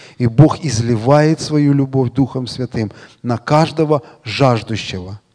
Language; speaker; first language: Russian; native; Russian